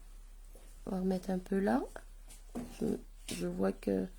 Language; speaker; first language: French; native; French